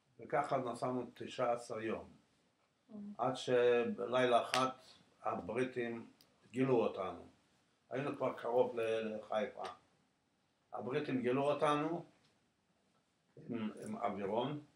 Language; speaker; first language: Hebrew; non-native, fluent; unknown